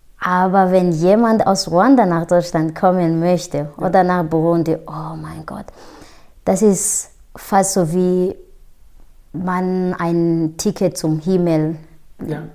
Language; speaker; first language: German; non-native, fluent; Kinyarwanda